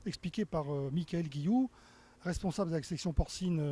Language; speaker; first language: French; native; French